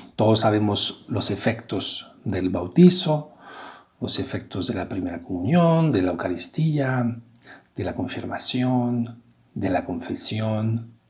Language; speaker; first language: Spanish; non-native, fluent; French